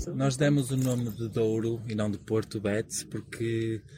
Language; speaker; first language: Portuguese; native; Portuguese